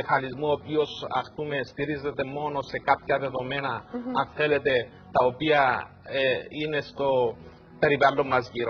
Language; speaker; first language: Greek; native; Greek